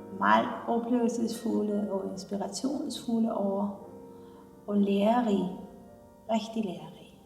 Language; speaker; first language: Danish; non-native, fluent; Armenian